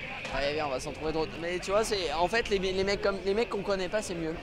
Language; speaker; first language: French; native; French